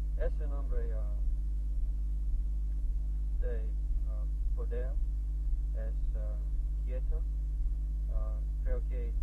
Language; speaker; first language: Spanish; non-native, learner; English